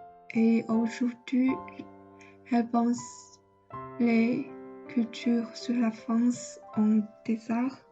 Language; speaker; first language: French; non-native, learner; Chinese